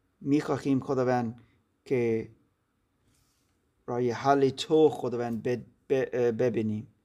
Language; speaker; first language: Persian; non-native, learner; German